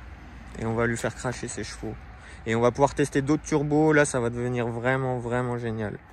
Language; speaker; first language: French; native; French